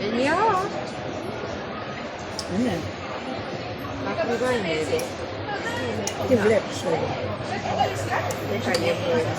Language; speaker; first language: Greek; non-native, learner; Armenian